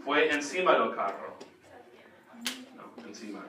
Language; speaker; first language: Spanish; non-native, fluent; English